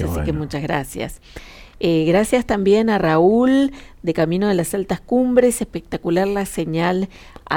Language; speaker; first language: Spanish; native; Spanish